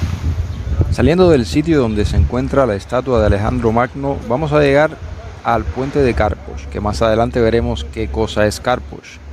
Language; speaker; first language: Spanish; native; Spanish